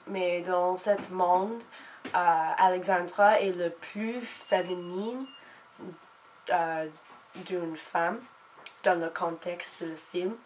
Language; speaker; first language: French; non-native, learner; English